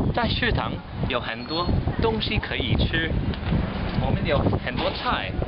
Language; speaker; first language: Chinese; non-native, learner; English